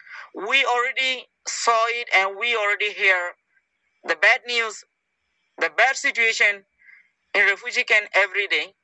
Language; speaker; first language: English; non-native, learner; Rohingya